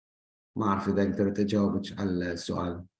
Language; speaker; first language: Arabic; native; Arabic